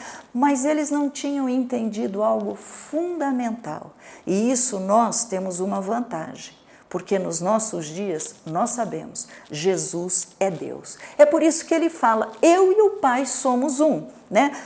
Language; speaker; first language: Portuguese; native; Portuguese